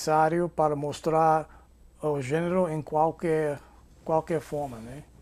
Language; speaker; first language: Portuguese; non-native, fluent; English